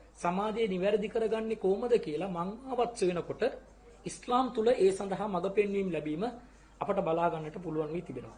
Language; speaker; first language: Sinhala; non-native, local second language; Tamil